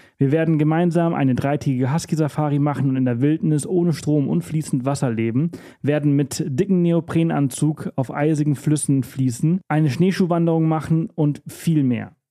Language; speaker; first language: German; native; German